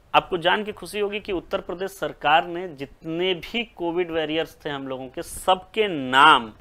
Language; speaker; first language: Hindi; native; Hindi